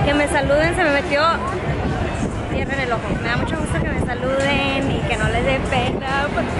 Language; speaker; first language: Spanish; native; Spanish